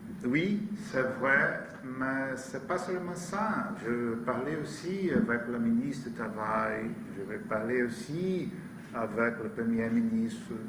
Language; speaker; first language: French; non-native, learner; Portuguese